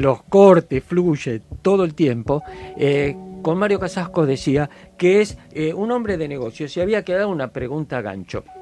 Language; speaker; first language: Spanish; native; Spanish